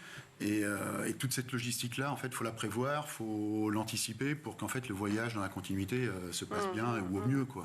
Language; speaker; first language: French; native; French